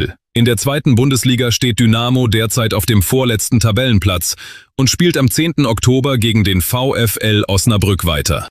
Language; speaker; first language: German; native; German